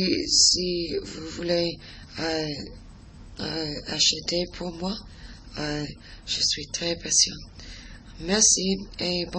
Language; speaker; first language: French; non-native, learner; English